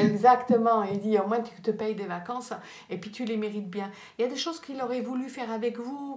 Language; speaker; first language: French; native; French